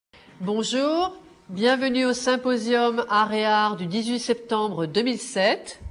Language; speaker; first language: French; native; French